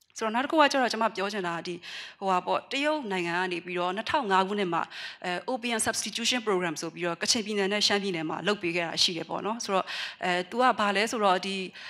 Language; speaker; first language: Burmese; non-native, local second language; Kachin